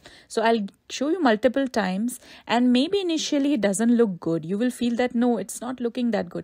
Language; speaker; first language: English; non-native, local second language; Hindi